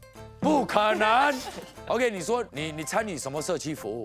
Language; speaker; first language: Chinese; native; Chinese